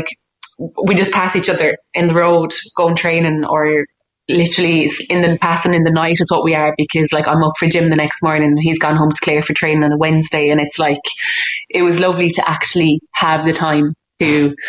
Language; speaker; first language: English; native; English